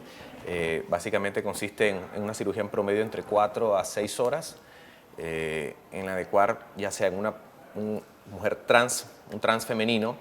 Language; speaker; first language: Spanish; native; Spanish